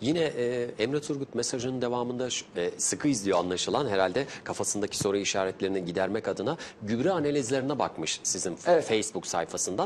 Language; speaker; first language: Turkish; native; Turkish